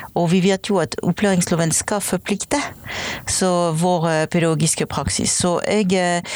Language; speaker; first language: Norwegian; non-native, fluent; French